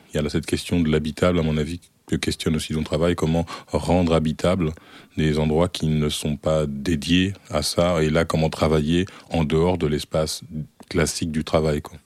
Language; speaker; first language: French; native; French